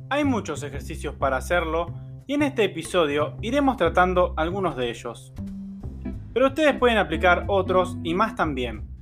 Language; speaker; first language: Spanish; native; Spanish